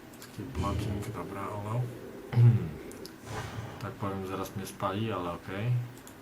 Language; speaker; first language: Polish; native; Polish